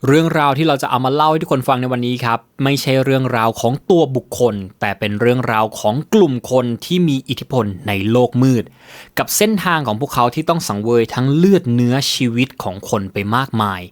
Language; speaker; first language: Thai; native; Thai